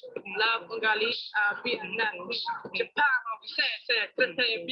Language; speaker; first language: French; non-native, learner; English